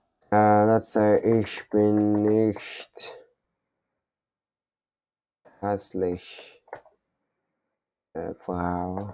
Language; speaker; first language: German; non-native, learner; Turkish